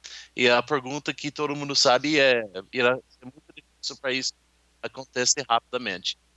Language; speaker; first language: Portuguese; non-native, learner; English